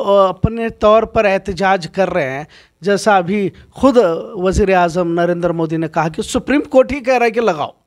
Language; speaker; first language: Hindi; non-native, local second language; Urdu